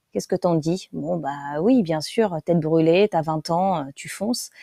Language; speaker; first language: French; native; French